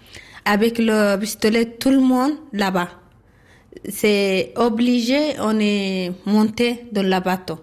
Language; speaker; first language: French; non-native, learner; Arabic